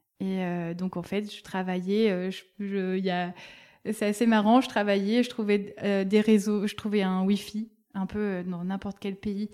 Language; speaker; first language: French; native; French